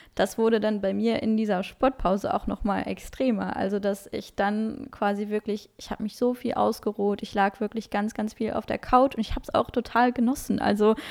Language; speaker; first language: German; non-native, local second language; Luxembourgish